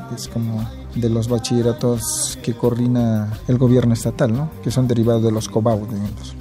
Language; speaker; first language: Spanish; non-native, local second language; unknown